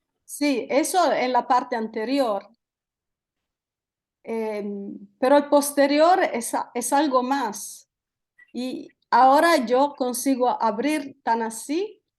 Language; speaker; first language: Spanish; non-native, fluent; Italian